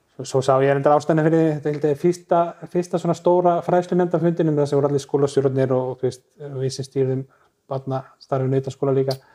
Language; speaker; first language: Icelandic; native; Icelandic